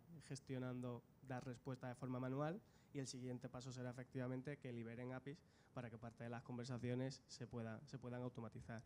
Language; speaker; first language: Spanish; native; Spanish